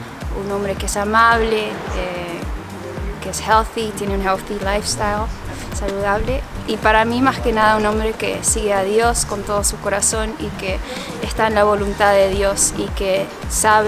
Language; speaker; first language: Spanish; early bilingual, heritage; Spanish